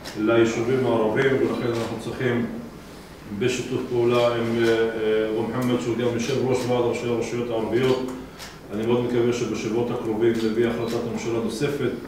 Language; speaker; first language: Hebrew; non-native, local second language; Arabic